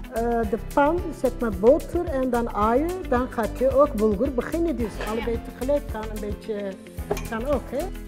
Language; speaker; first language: Dutch; non-native, learner; Turkish